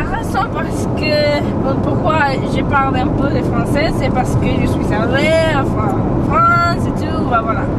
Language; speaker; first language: French; non-native, learner; Spanish